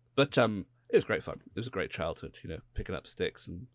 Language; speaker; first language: English; native; English